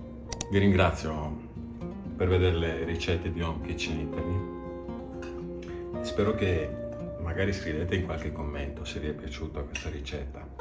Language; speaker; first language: Italian; native; Italian